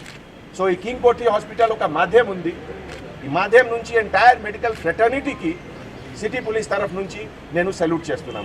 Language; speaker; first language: Telugu; non-native, fluent; Hindi